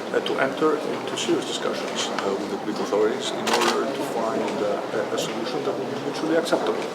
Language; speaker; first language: English; non-native, fluent; Greek